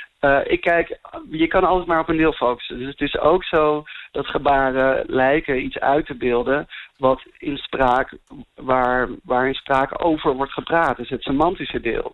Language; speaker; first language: Dutch; native; Dutch